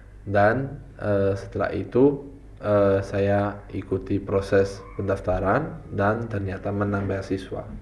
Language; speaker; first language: Indonesian; non-native, fluent; Italian